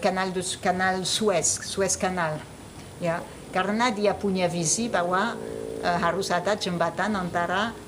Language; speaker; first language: Indonesian; non-native, fluent; French